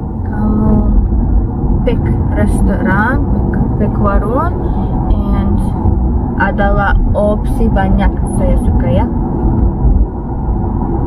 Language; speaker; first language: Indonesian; non-native, learner; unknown